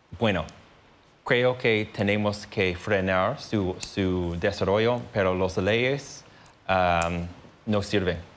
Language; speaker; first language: Spanish; non-native, fluent; English